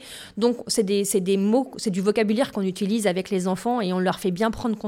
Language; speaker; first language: French; native; French